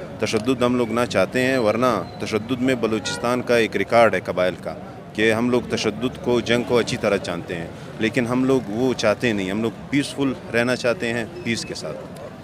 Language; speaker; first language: Urdu; non-native, local second language; Pashto